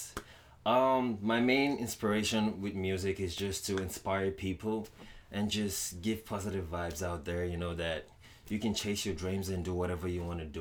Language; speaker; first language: English; non-native, local second language; Yoruba